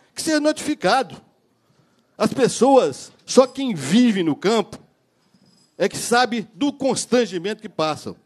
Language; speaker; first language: Portuguese; native; Portuguese